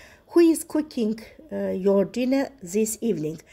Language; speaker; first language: English; non-native, fluent; Azerbaijani